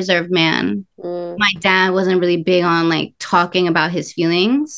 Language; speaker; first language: English; early bilingual, other home language; Spanish